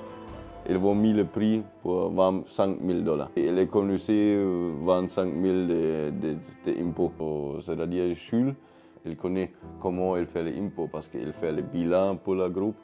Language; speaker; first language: French; non-native, fluent; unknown